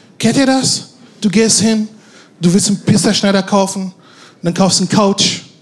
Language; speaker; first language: German; non-native, fluent; Arabic